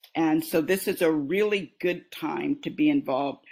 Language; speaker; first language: English; native; English